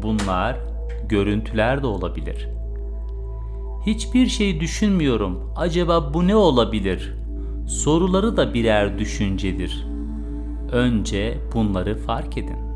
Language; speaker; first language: Turkish; native; Turkish